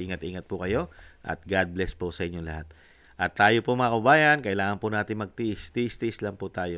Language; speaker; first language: Filipino; native; Filipino